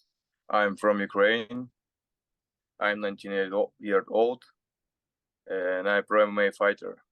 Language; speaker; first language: English; non-native, learner; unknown